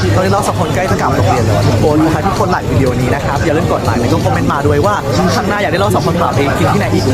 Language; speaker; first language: Thai; non-native, fluent; Indonesian